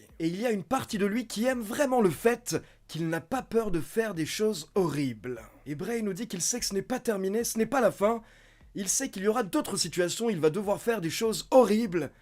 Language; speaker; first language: French; native; French